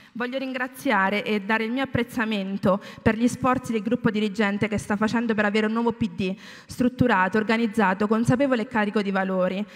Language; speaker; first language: Italian; native; Italian